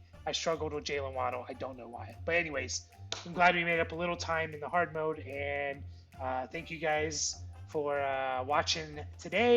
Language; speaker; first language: English; native; English